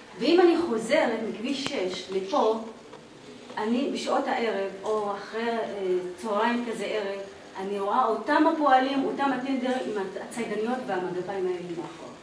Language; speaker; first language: Hebrew; non-native, local second language; Arabic